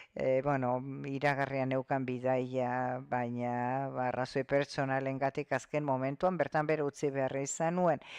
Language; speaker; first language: Basque; non-native, fluent; Polish